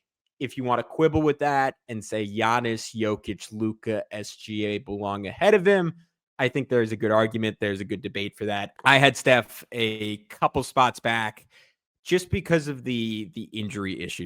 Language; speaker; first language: English; native; English